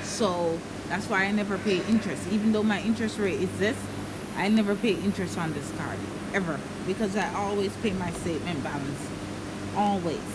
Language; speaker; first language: English; native; English